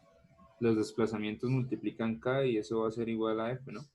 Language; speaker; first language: Spanish; native; Spanish